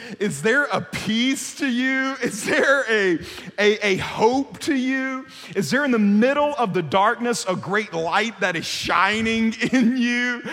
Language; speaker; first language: English; native; English